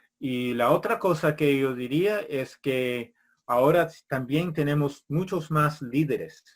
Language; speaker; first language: Spanish; non-native, fluent; English